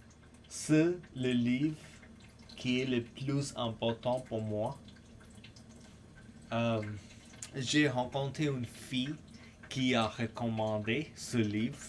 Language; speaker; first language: French; non-native, fluent; English